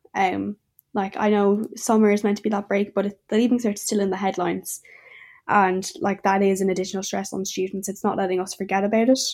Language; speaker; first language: English; native; English